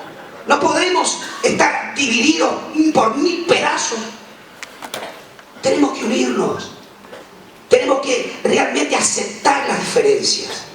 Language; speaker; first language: Spanish; native; Spanish